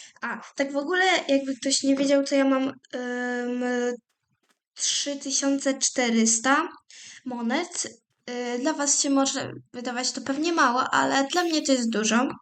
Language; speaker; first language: Polish; native; Polish